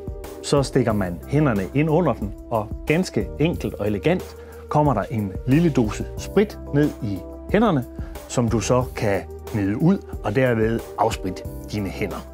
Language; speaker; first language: Danish; native; Danish